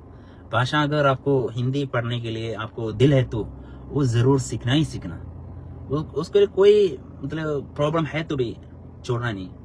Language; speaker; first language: Hindi; non-native, local second language; Malayalam